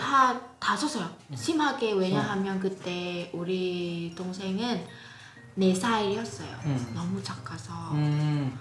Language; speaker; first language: Korean; non-native, learner; Vietnamese